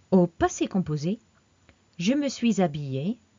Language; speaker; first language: French; non-native, fluent; English